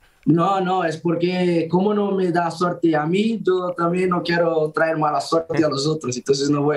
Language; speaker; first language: Spanish; non-native, fluent; Portuguese